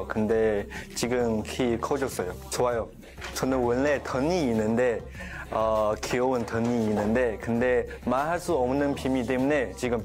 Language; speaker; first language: Korean; non-native, learner; Chinese